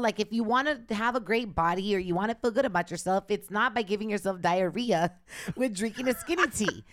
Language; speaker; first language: English; early bilingual, other home language; Spanish